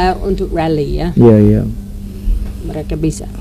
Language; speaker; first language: Indonesian; non-native, learner; English